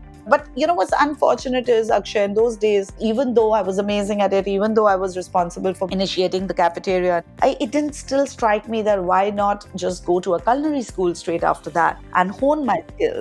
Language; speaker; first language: English; non-native, local second language; Hindi